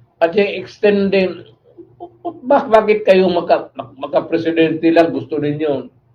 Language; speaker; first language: Filipino; non-native, local second language; Cebuano